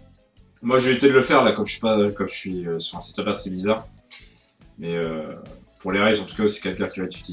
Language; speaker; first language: French; native; French